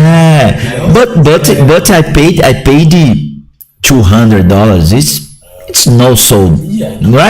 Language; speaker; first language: English; non-native, learner; Portuguese